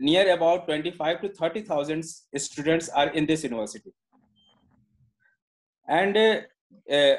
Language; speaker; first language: English; non-native, local second language; Hindi